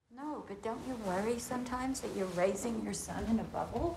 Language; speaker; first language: English; native; English